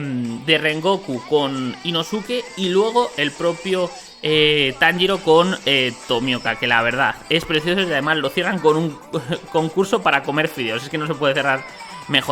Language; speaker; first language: Spanish; native; Spanish